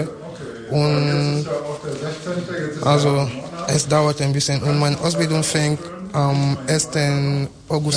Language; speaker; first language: German; non-native, learner; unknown